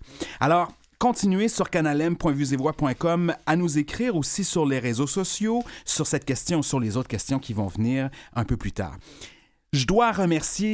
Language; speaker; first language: French; native; French